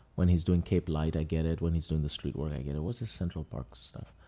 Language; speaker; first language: English; non-native, local second language; Yoruba